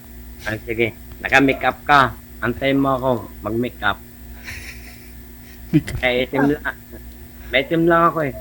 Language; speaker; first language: Filipino; non-native, local second language; Cebuano